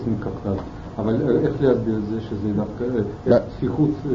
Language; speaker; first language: Hebrew; non-native, fluent; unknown